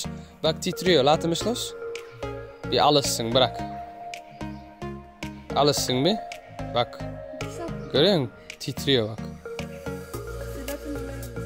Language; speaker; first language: Turkish; early bilingual, heritage; Turkish